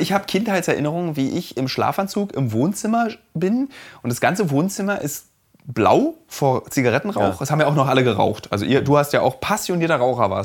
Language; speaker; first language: German; native; German